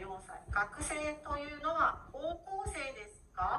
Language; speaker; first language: Japanese; non-native, learner; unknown